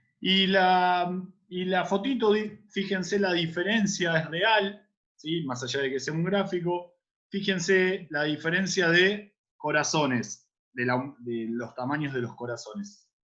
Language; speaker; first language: Spanish; native; Spanish